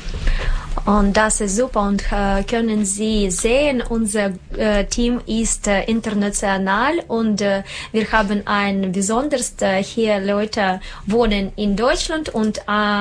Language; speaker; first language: German; non-native, learner; Russian